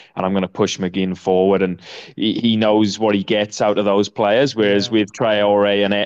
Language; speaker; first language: English; native; English